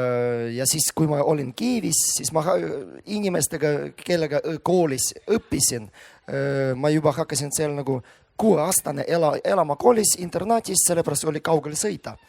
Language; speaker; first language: Estonian; non-native, fluent; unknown